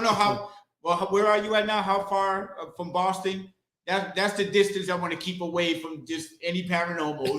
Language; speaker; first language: English; native; English